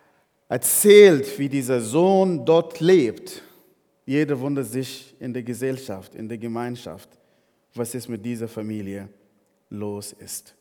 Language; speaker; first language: German; non-native, fluent; Arabic